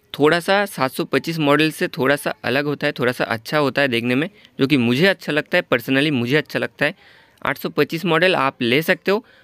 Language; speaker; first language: Hindi; non-native, local second language; Bangla